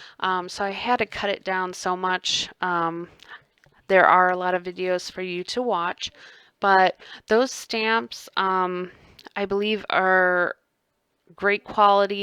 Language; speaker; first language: English; native; English